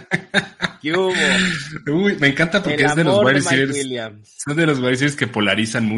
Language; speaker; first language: Spanish; native; Spanish